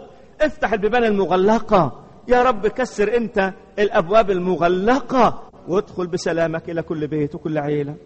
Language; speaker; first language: Arabic; native; Arabic